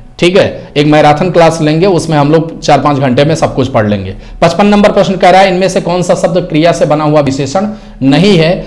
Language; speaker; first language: Hindi; native; Hindi